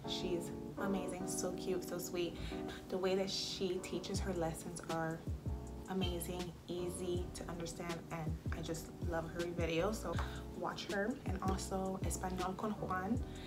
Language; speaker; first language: English; native; English